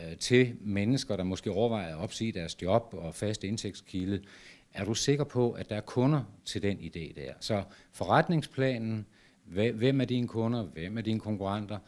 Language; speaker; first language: Danish; native; Danish